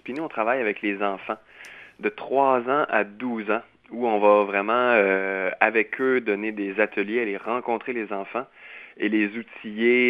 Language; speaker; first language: French; native; French